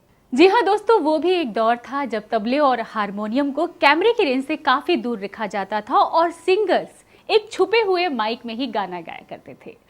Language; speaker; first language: Hindi; native; Hindi